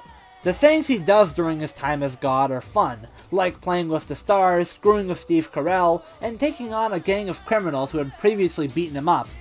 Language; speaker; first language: English; native; English